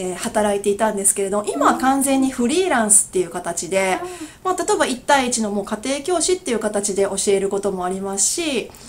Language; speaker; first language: Japanese; native; Japanese